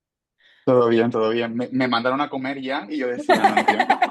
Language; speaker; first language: Spanish; native; Spanish